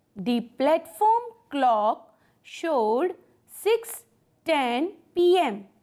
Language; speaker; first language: English; non-native, local second language; Gujarati